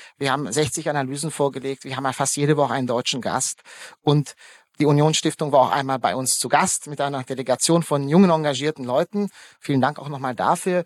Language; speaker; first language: German; early bilingual, other home language; Hungarian